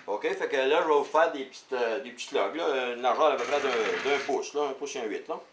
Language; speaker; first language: French; native; French